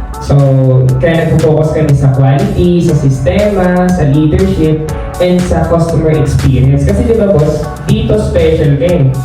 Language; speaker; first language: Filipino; non-native, local second language; Bikol